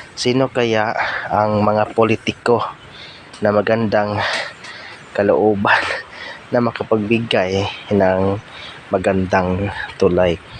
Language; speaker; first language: Filipino; non-native, local second language; Cebuano